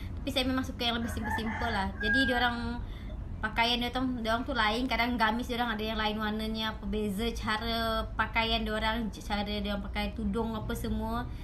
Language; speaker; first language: Malay; native; Malay